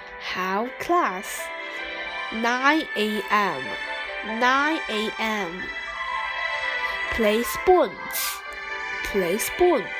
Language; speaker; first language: English; non-native, fluent; Chinese